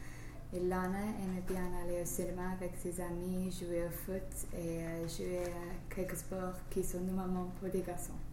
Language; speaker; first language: French; non-native, fluent; English